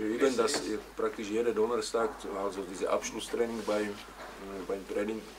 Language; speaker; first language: German; non-native, fluent; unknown